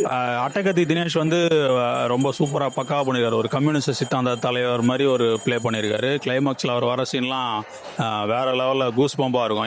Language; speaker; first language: Tamil; native; Tamil